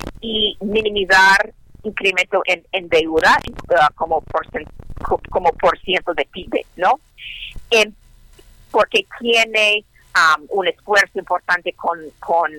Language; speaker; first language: Spanish; non-native, learner; English